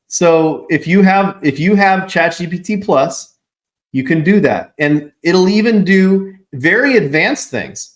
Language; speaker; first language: English; native; English